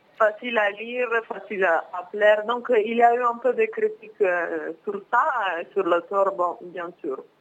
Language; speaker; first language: French; non-native, learner; Italian